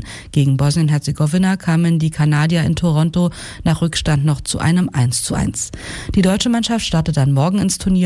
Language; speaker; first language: German; native; German